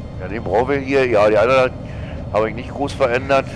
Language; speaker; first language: German; native; German